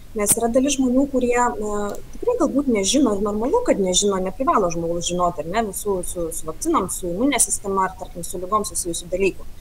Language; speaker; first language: Lithuanian; native; Lithuanian